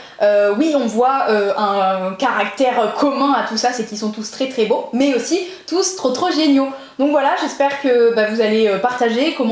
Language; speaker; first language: French; native; French